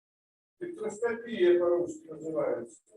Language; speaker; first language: Russian; native; Russian